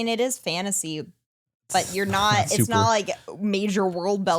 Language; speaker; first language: English; native; English